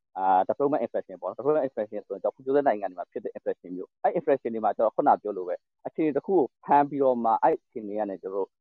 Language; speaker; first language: Burmese; native; Burmese